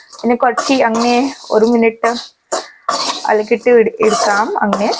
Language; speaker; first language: Malayalam; non-native, learner; Hindi